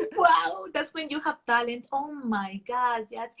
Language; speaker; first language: English; non-native, fluent; Spanish